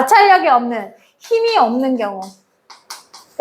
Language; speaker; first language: Korean; native; Korean